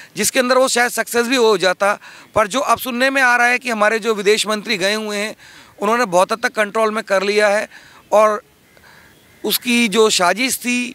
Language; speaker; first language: Hindi; native; Hindi